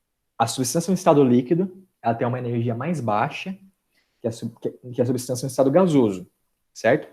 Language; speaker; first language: Portuguese; native; Portuguese